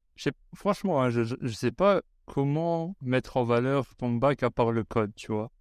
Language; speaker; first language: French; native; French